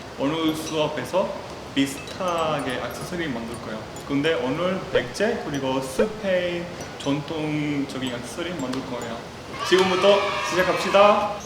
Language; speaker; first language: Korean; non-native, learner; Spanish